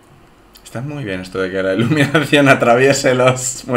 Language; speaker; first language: Spanish; native; Spanish